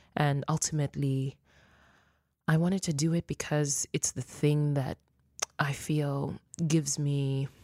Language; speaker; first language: English; non-native, local second language; Luo (Kenya and Tanzania)